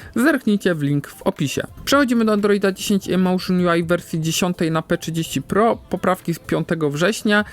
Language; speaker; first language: Polish; native; Polish